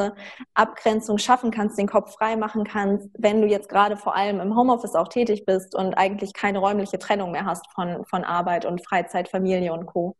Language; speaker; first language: German; native; German